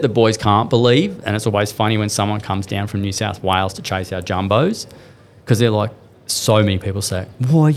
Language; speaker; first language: English; native; English